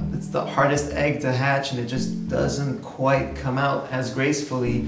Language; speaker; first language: English; native; English